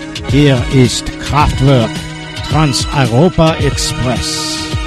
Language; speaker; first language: German; non-native, learner; English